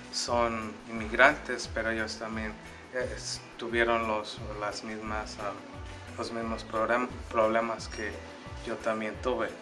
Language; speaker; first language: Spanish; early bilingual, heritage; Spanish